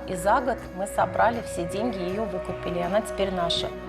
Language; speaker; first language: Russian; native; Russian